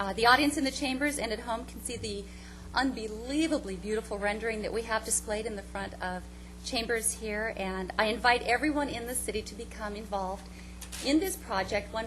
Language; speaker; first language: English; native; English